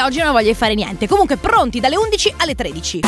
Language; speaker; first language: Italian; native; Italian